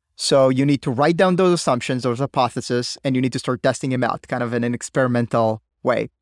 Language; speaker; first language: English; non-native, fluent; Hebrew